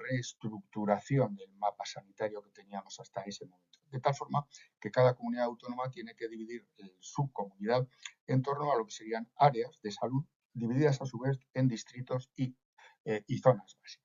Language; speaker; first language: Spanish; native; Spanish